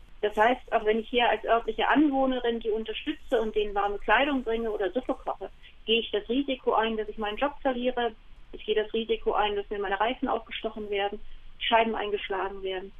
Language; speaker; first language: German; native; German